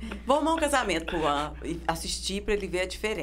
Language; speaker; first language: Portuguese; native; Portuguese